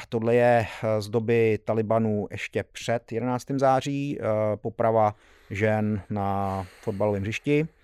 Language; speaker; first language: Czech; early bilingual, heritage; Czech